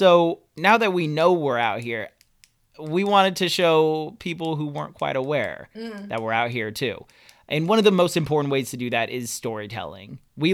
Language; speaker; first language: English; native; English